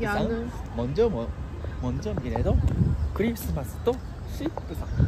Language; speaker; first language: Korean; non-native, learner; Japanese